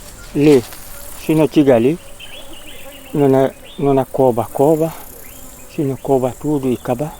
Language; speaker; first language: Portuguese; non-native, learner; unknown